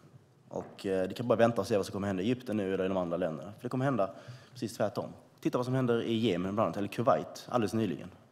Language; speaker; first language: Swedish; native; Swedish